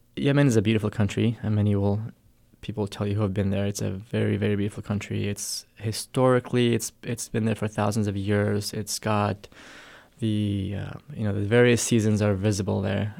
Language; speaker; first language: English; early bilingual, other home language; Arabic